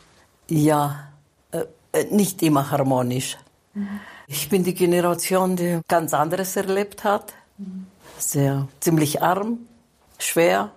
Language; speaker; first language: German; non-native, fluent; Greek